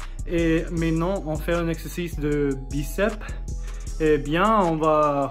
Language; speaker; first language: French; non-native, fluent; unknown